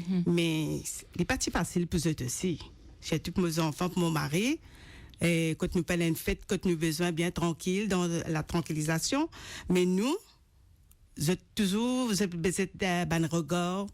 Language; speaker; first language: French; non-native, local second language; Morisyen